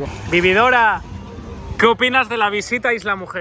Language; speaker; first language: Spanish; native; Spanish